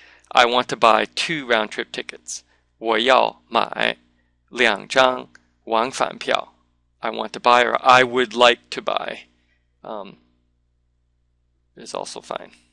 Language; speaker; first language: English; native; English